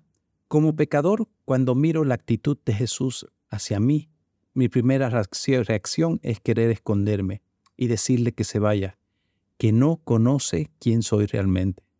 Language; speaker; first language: Spanish; native; Spanish